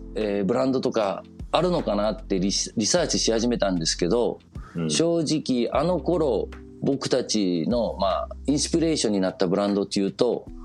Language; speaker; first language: Japanese; early bilingual, heritage; Danish